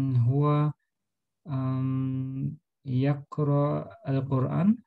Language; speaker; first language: Arabic; non-native, learner; German